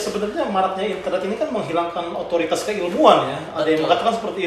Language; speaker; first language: Indonesian; native; Indonesian